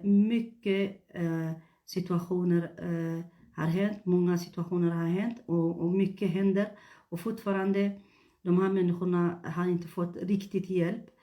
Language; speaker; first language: Swedish; non-native, fluent; Tigrinya